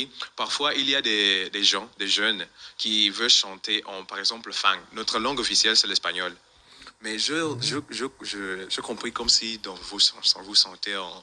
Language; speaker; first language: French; non-native, fluent; Spanish